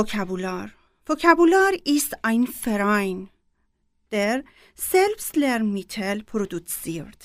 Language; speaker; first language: German; non-native, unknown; Persian